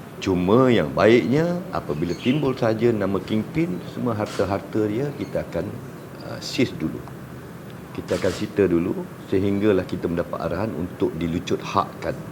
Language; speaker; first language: Malay; native; Malay